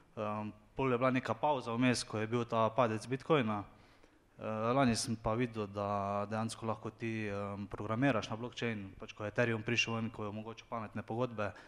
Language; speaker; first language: Slovenian; native; Slovenian